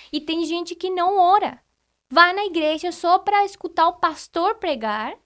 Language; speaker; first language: Portuguese; non-native, fluent; Spanish